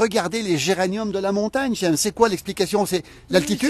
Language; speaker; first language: French; native; French